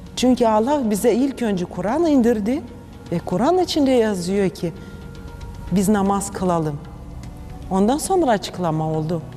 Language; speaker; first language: Turkish; non-native, fluent; Ukrainian